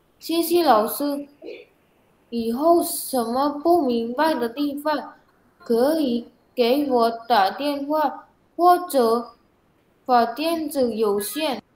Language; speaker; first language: Chinese; non-native, learner; Indonesian